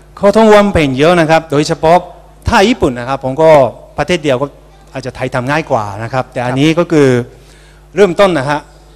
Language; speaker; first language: Thai; non-native, fluent; Japanese